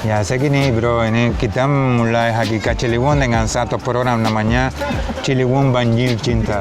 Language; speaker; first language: Indonesian; non-native, fluent; Spanish